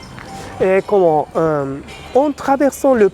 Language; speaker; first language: French; non-native, learner; Japanese